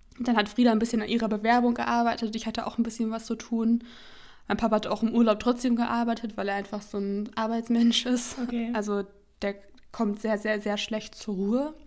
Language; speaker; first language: German; native; German